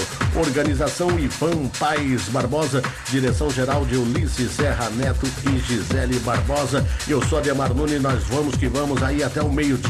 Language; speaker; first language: Portuguese; native; Portuguese